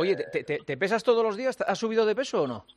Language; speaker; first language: Spanish; native; Spanish